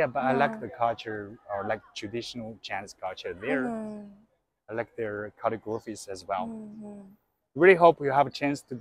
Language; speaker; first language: English; non-native, learner; Chinese